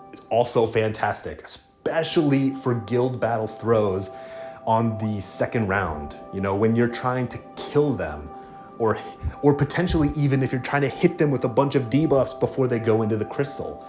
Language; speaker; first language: English; native; English